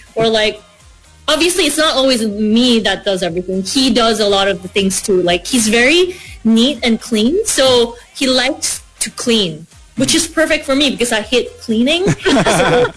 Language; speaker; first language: English; non-native, local second language; Korean